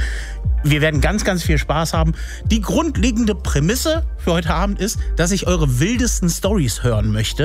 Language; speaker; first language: German; native; German